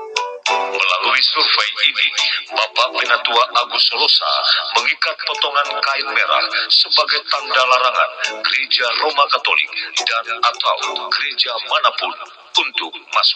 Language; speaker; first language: Indonesian; native; Indonesian